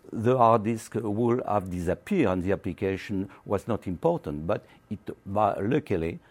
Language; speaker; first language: English; non-native, learner; French